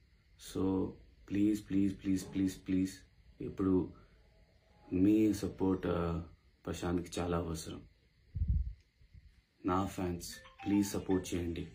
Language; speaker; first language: Telugu; non-native, learner; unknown